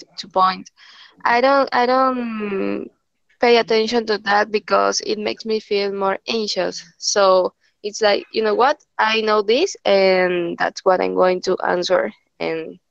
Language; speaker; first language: English; non-native, learner; Spanish